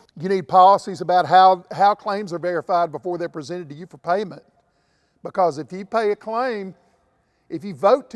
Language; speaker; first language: English; native; English